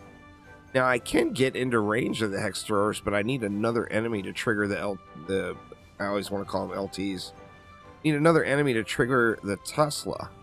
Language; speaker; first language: English; native; English